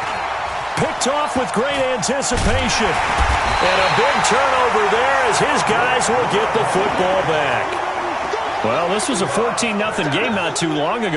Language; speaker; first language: English; native; English